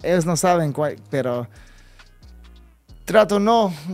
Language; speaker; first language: Spanish; early bilingual, other home language; English